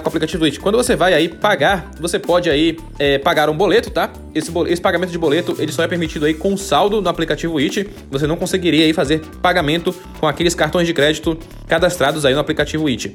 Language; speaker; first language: Portuguese; native; Portuguese